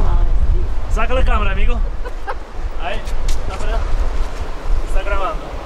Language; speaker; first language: Spanish; non-native, learner; English